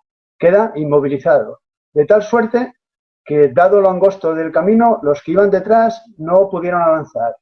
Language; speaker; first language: Spanish; native; Spanish